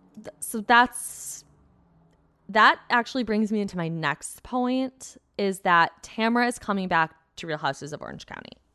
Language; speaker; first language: English; native; English